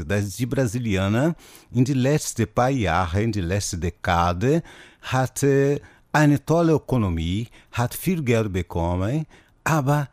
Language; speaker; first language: German; non-native, fluent; Portuguese